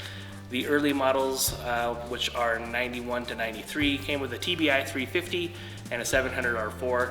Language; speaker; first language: English; native; English